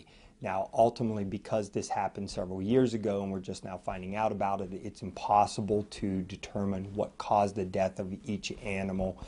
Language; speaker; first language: English; native; English